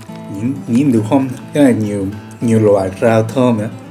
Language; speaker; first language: Vietnamese; non-native, learner; Japanese